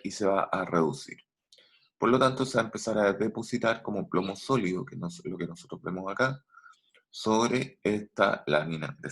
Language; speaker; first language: Spanish; native; Spanish